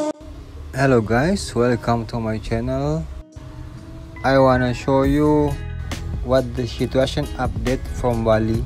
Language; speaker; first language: English; non-native, learner; Indonesian